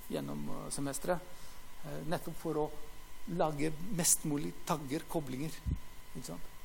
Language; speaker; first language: Norwegian; non-native, fluent; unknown